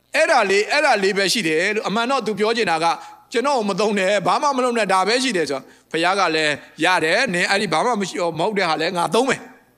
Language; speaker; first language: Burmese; non-native, local second language; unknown